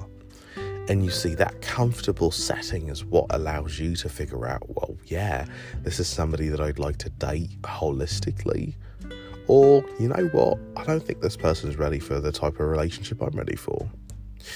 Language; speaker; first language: English; native; English